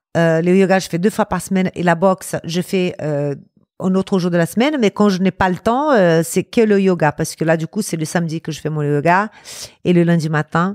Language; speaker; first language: French; non-native, fluent; Portuguese